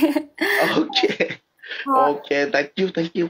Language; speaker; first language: English; non-native, learner; Thai